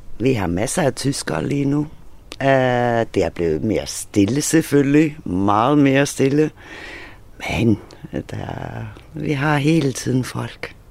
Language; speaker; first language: Danish; non-native, local second language; Faroese